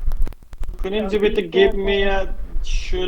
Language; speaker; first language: German; non-native, learner; Persian